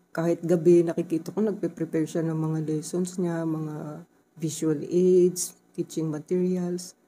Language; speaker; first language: Filipino; native; Filipino